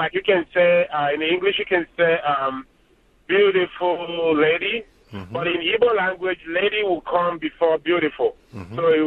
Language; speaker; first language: English; non-native, local second language; Igbo